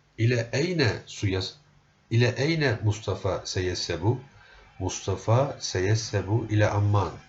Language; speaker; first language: Arabic; non-native, fluent; Turkish